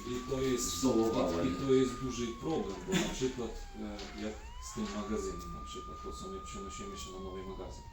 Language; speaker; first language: Polish; non-native, fluent; Ukrainian